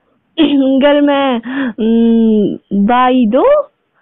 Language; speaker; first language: Hindi; non-native, local second language; Kashmiri